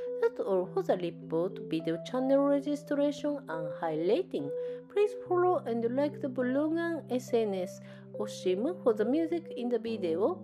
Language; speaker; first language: English; non-native, learner; Japanese